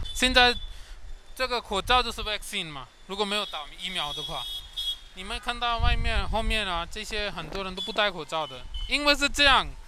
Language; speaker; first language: Chinese; non-native, learner; Hindi